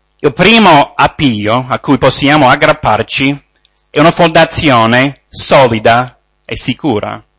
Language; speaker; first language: Italian; non-native, fluent; English